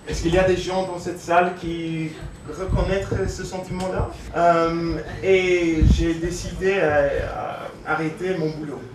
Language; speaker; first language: French; non-native, learner; English